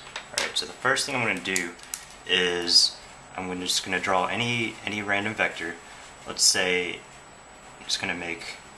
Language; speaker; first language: English; native; English